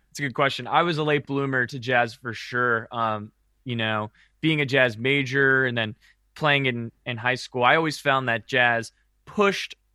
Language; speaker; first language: English; native; English